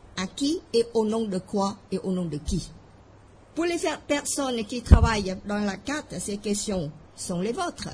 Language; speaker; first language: French; non-native, fluent; Khmer